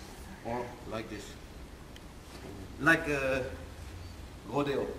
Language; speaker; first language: English; non-native, learner; German